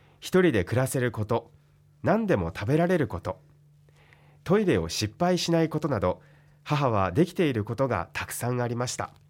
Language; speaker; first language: Japanese; native; Japanese